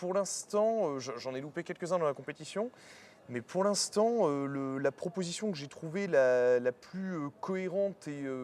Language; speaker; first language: French; native; French